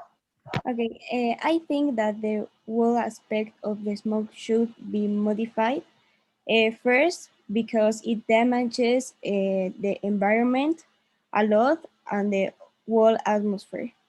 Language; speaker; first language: English; non-native, learner; Spanish